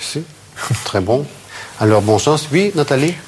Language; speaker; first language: French; non-native, fluent; Russian